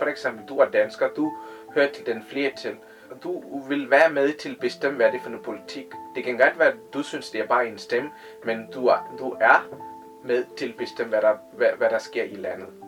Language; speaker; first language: Danish; non-native, fluent; Tamil